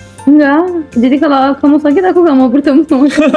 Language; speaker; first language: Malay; non-native, fluent; Turkish